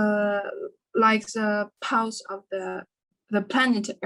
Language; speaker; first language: English; non-native, learner; Chinese